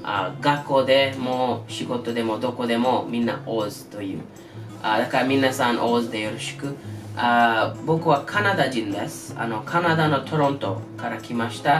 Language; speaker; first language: Japanese; non-native, learner; English